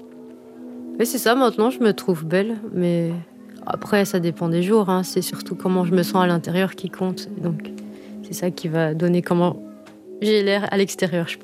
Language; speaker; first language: French; native; French